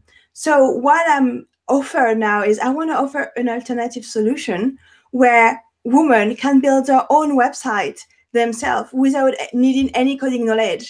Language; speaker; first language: English; non-native, fluent; French